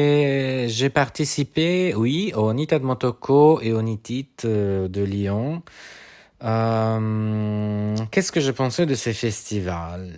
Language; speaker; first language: French; non-native, fluent; Italian